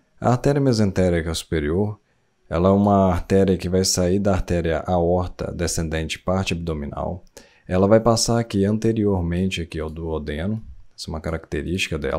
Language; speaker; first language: Portuguese; native; Portuguese